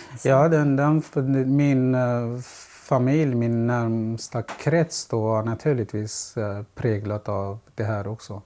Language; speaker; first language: Swedish; non-native, fluent; Central Kurdish